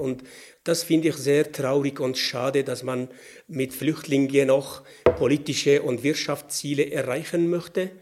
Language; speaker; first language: German; non-native, fluent; Arabic